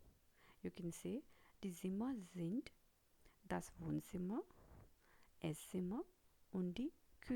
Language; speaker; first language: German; non-native, fluent; Hindi